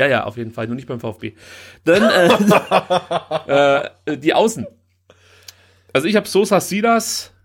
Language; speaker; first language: German; native; German